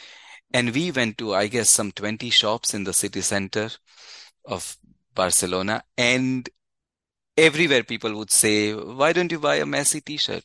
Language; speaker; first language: English; non-native, local second language; Gujarati